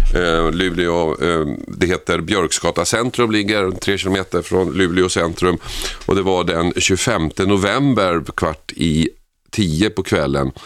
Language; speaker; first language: Swedish; native; Swedish